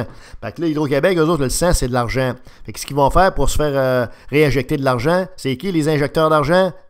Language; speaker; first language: French; native; French